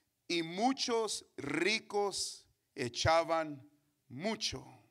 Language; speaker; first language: Spanish; early bilingual, heritage; Spanish